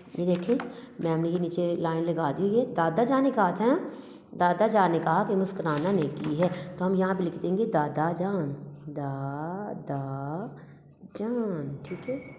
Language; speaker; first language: Urdu; native; Urdu